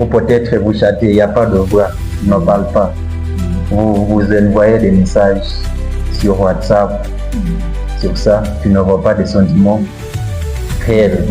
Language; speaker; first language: French; non-native, learner; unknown